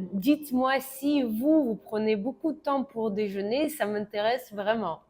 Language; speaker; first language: French; non-native, fluent; Russian